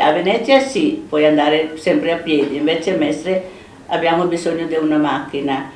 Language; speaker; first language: Italian; non-native, fluent; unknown